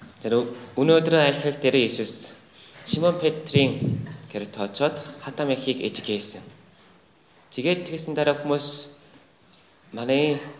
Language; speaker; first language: Mongolian; non-native, fluent; Korean